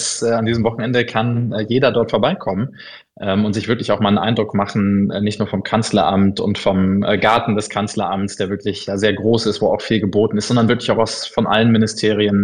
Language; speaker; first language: German; native; German